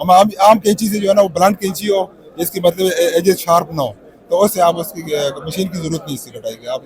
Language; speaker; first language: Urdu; non-native, local second language; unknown